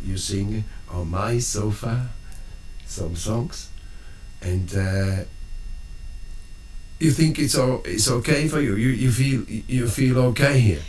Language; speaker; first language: English; non-native, learner; German